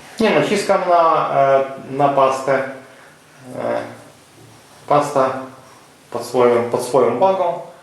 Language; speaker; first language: Polish; non-native, fluent; Ukrainian